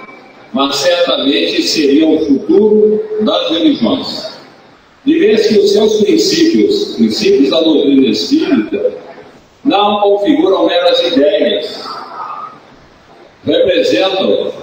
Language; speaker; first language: Portuguese; native; Portuguese